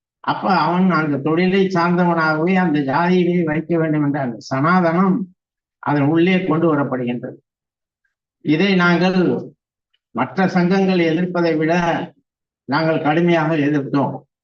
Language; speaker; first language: Tamil; native; Tamil